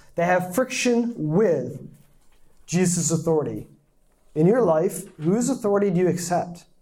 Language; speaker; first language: English; native; English